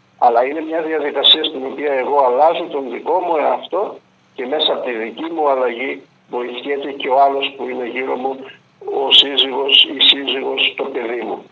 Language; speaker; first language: Greek; native; Greek